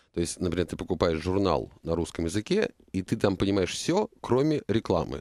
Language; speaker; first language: Russian; native; Russian